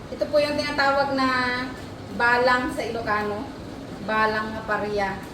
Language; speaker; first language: Filipino; non-native, local second language; Iloko